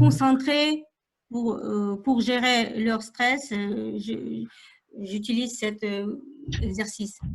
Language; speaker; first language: French; non-native, fluent; Russian